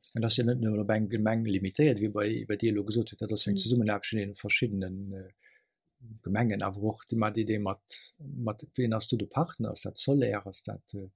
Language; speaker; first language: Luxembourgish; native; Luxembourgish